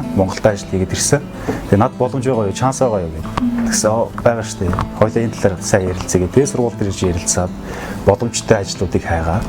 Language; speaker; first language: Mongolian; native; Mongolian